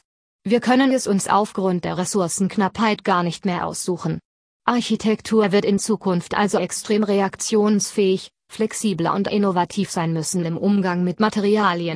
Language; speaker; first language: German; native; German